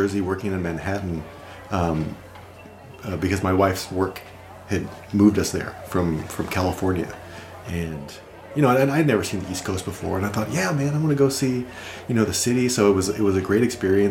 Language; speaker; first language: English; native; English